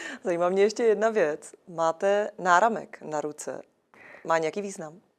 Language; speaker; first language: Czech; native; Czech